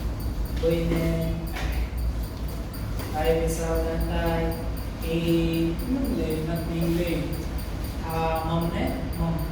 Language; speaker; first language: Vietnamese; non-native, learner; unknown